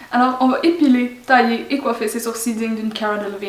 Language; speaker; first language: French; native; French